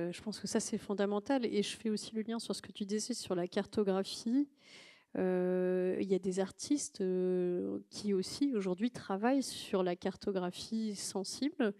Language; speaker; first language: French; native; French